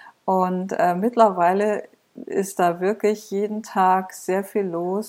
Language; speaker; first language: German; native; German